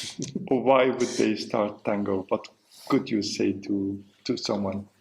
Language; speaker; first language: English; non-native, fluent; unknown